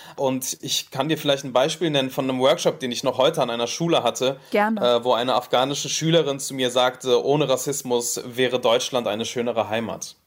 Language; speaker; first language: German; native; German